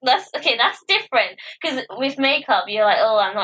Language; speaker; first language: English; non-native, local second language; Yoruba